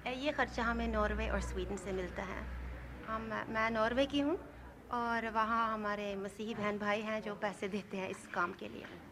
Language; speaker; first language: Urdu; non-native, fluent; Norwegian